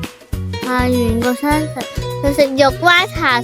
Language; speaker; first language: Chinese; native; Chinese